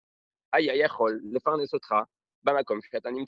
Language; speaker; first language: Hebrew; non-native, fluent; French